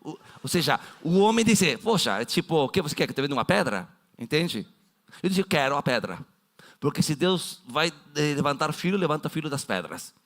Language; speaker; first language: Portuguese; non-native, fluent; Spanish